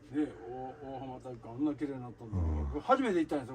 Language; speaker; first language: Japanese; native; Japanese